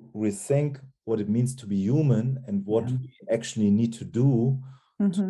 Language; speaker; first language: English; non-native, fluent; German